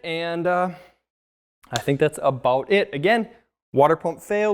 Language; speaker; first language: English; native; English